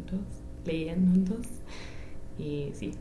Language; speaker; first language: Spanish; non-native, learner; English